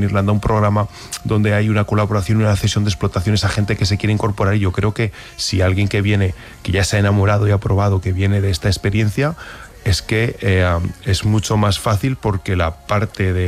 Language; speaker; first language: Spanish; native; Spanish